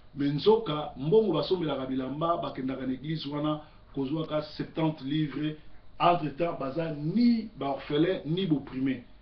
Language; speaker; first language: Lingala; native; Lingala